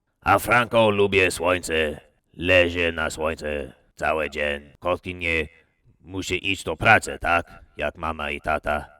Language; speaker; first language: Polish; non-native, learner; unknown